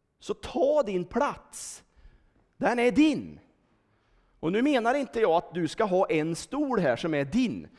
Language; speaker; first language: Swedish; native; Swedish